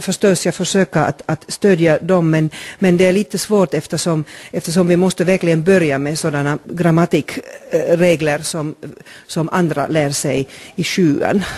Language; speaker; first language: Swedish; non-native, local second language; Finnish